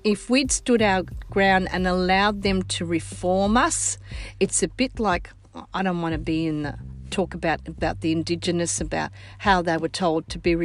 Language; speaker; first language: English; non-native, local second language; Sicilian